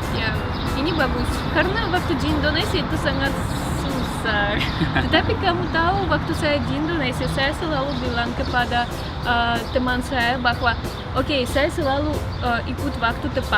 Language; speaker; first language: Indonesian; non-native, learner; Russian